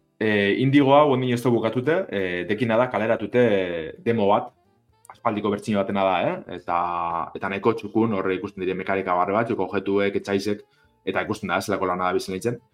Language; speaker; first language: Basque; native; Basque